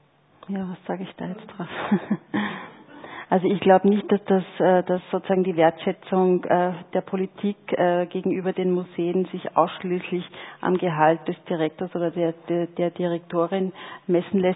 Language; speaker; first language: German; native; German